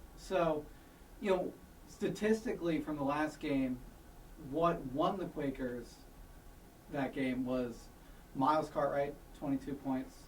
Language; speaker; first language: English; native; English